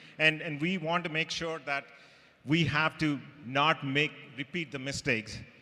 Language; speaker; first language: English; non-native, local second language; Telugu